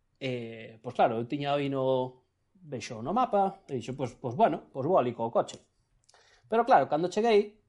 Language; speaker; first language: Galician; non-native, local second language; Spanish